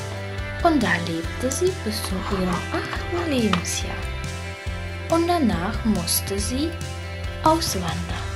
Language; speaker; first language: German; early bilingual, other home language; Russian